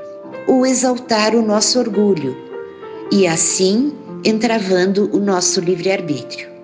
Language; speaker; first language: Portuguese; native; Portuguese